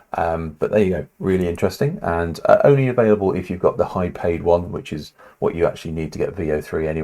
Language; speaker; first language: English; native; English